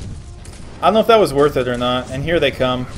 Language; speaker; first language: English; native; English